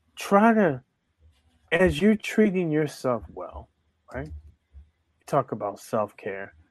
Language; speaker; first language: English; native; English